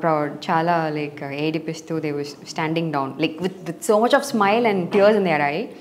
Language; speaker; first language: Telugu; non-native, learner; Tamil